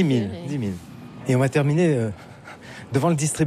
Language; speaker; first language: French; native; French